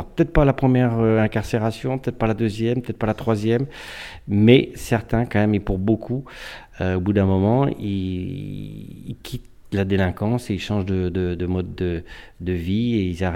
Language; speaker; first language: French; native; French